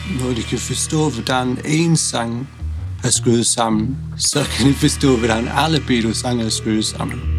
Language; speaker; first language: Danish; non-native, fluent; English